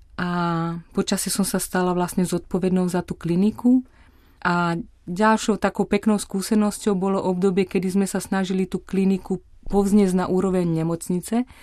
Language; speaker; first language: Slovak; native; Slovak